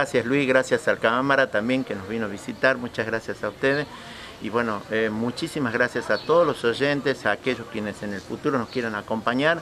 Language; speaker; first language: Spanish; native; Spanish